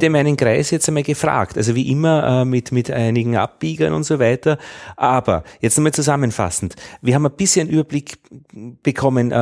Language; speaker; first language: German; native; German